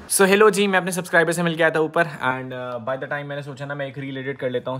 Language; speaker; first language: Hindi; native; Hindi